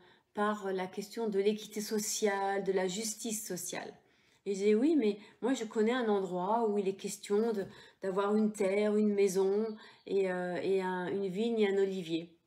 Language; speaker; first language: French; native; French